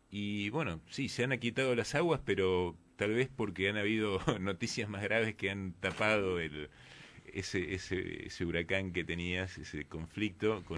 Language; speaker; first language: Spanish; native; Spanish